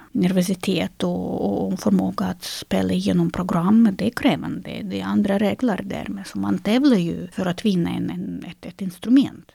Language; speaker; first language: Swedish; non-native, fluent; Russian